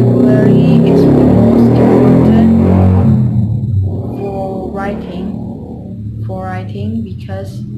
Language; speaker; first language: English; non-native, learner; Indonesian